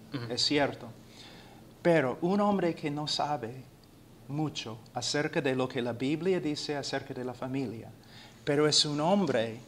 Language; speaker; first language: Spanish; non-native, fluent; English